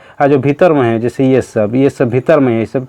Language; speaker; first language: Hindi; native; Hindi